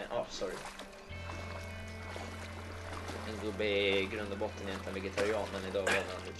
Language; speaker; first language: Swedish; native; Swedish